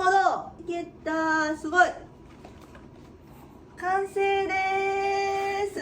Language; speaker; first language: Japanese; native; Japanese